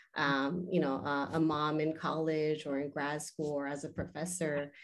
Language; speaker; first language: English; early bilingual, other home language; Spanish